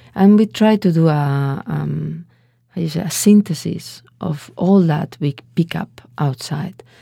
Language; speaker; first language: English; non-native, fluent; Spanish